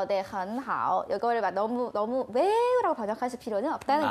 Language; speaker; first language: Korean; native; Korean